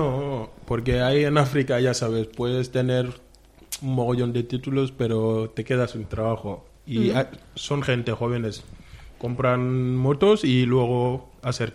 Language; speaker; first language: Spanish; non-native, fluent; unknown